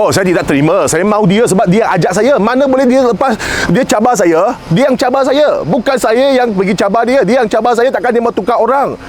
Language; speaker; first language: Malay; non-native, local second language; Chinese